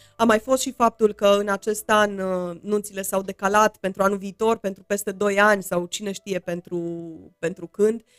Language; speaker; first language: Romanian; native; Romanian